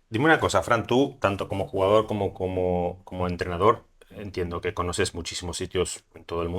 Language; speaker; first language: Spanish; native; Spanish